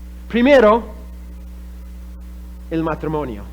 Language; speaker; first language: Spanish; non-native, fluent; English